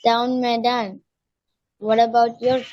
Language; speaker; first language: English; non-native, learner; Tamil